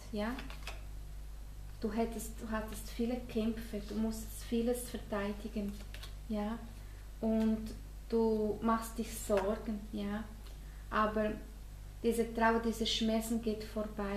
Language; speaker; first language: German; non-native, fluent; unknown